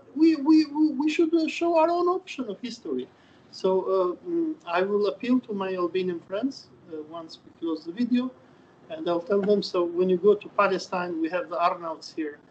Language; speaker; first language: English; non-native, fluent; Albanian